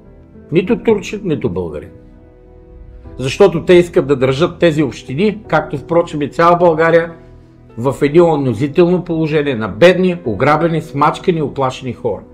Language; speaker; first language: Bulgarian; native; Bulgarian